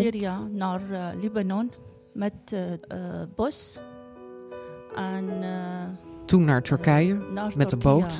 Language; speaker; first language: Dutch; non-native, learner; Arabic